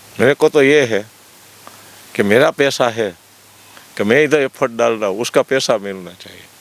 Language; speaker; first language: Hindi; non-native, local second language; Gujarati